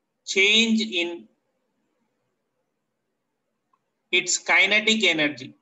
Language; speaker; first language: English; non-native, local second language; Telugu